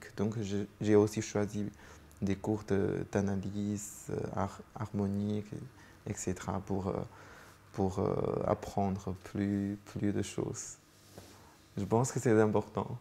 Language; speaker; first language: French; non-native, fluent; Chinese